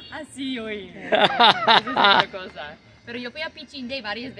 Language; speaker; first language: Spanish; non-native, learner; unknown